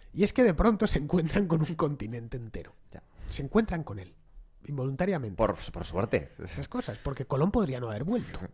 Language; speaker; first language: Spanish; native; Spanish